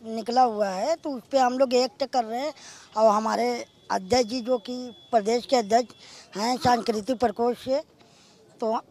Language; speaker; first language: Hindi; native; Hindi